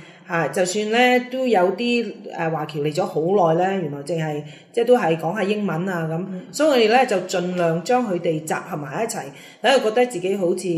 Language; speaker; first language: Cantonese; native; Cantonese